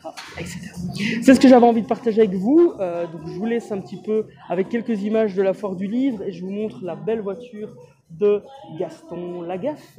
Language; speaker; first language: French; native; French